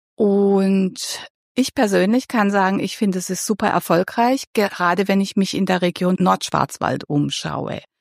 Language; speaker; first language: German; native; German